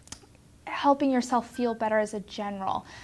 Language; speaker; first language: English; native; English